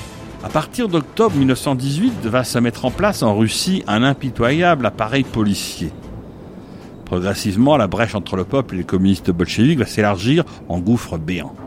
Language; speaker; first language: French; native; French